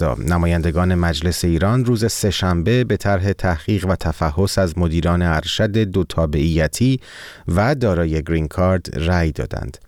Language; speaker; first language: Persian; native; Persian